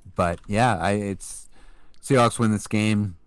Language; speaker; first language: English; native; English